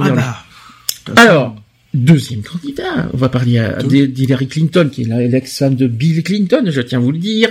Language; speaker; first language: French; native; French